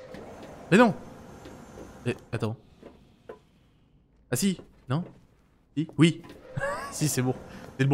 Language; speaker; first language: French; native; French